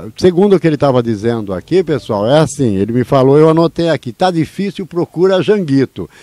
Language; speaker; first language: Portuguese; native; Portuguese